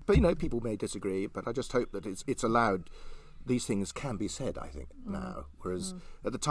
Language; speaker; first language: English; native; English